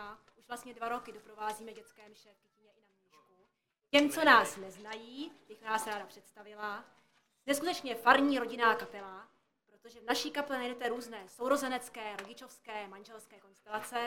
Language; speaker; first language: Czech; native; Czech